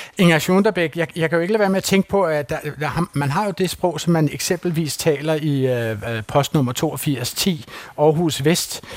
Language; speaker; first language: Danish; native; Danish